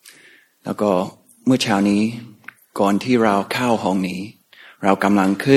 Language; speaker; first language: Thai; non-native, fluent; English